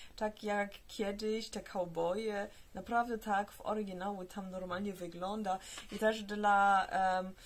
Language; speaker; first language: Polish; early bilingual, heritage; Polish